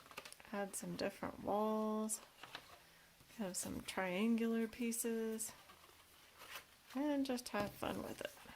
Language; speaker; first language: English; native; English